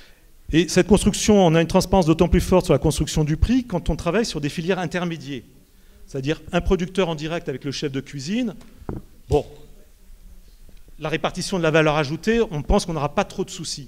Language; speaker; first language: French; native; French